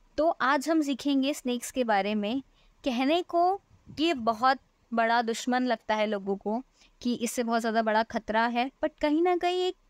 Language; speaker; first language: Hindi; native; Hindi